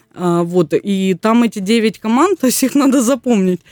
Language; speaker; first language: Russian; native; Russian